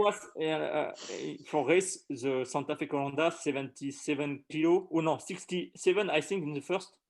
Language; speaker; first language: English; non-native, learner; French